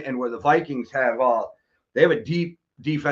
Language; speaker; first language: English; native; English